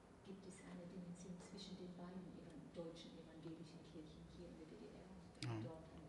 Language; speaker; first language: German; non-native, fluent; English